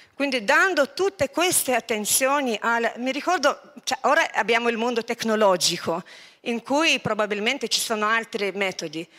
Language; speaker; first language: Italian; non-native, fluent; Lithuanian